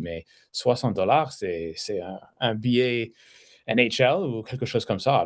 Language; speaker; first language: French; non-native, fluent; English